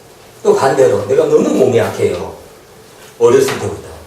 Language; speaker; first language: Korean; native; Korean